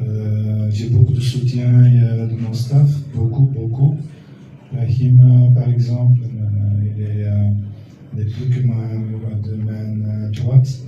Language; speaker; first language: French; non-native, local second language; Dutch